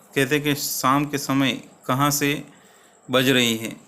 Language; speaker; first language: Hindi; non-native, local second language; Gujarati